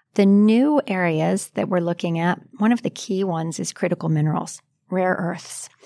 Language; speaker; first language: English; native; English